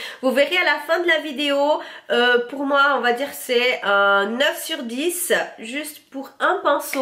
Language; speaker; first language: French; native; French